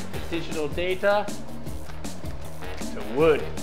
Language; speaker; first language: English; native; English